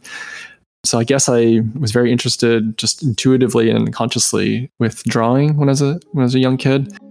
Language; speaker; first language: English; native; English